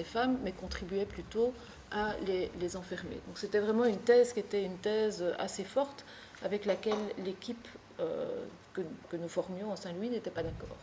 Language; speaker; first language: French; native; French